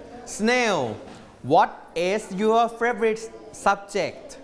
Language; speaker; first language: English; non-native, fluent; Thai